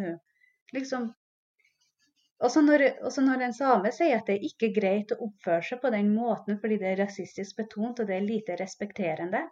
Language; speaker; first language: Norwegian; non-native, local second language; Northern Sami